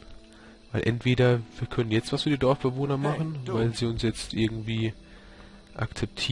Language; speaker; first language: German; native; German